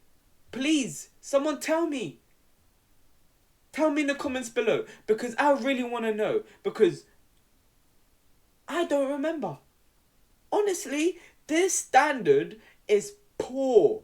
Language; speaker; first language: English; native; English